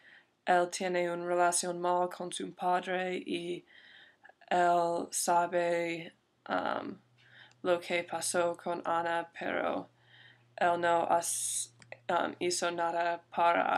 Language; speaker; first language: Spanish; non-native, learner; English